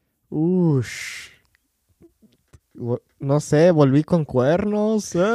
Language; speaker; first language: Spanish; non-native, fluent; English